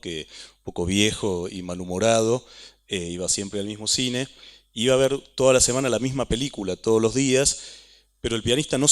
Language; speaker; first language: Spanish; native; Spanish